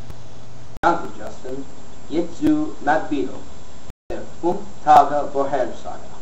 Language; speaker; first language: German; non-native, learner; English